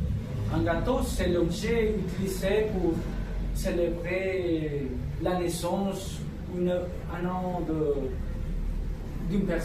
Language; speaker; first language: French; non-native, fluent; Spanish